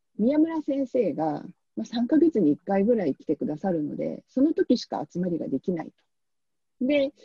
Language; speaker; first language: Japanese; native; Japanese